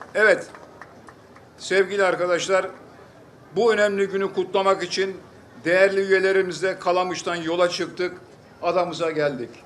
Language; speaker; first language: Turkish; native; Turkish